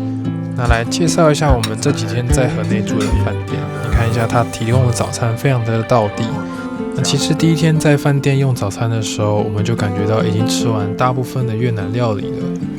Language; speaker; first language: Chinese; native; Chinese